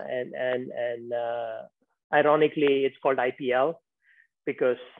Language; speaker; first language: English; non-native, local second language; Tamil